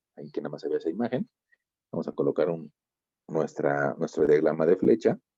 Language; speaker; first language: Spanish; native; Spanish